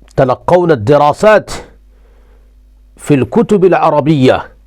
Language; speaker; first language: Arabic; non-native, fluent; Urdu